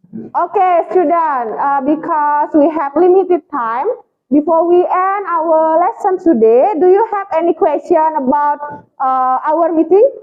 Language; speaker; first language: English; non-native, fluent; Indonesian